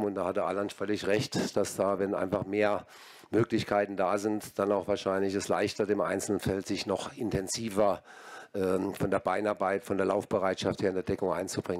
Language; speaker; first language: German; native; German